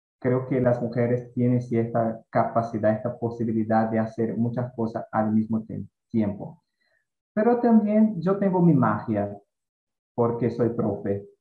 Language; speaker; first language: Spanish; non-native, fluent; Portuguese